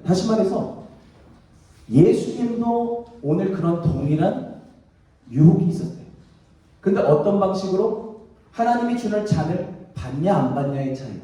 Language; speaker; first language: Korean; native; Korean